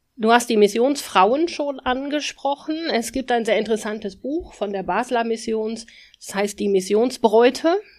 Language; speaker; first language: German; native; German